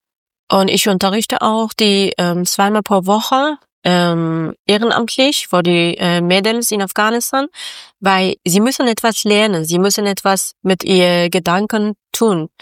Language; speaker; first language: German; non-native, learner; Persian